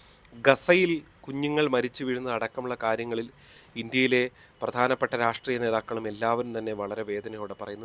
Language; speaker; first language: Malayalam; native; Malayalam